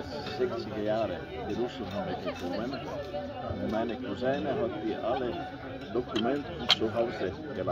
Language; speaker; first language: German; non-native, learner; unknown